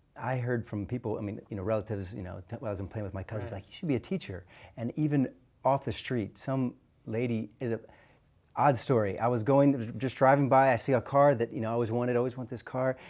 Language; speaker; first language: English; native; English